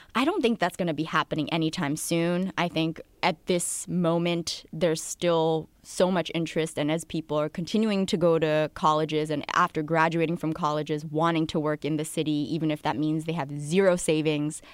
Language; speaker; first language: English; native; English